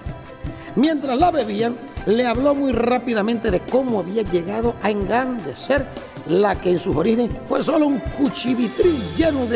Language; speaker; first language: Spanish; native; Spanish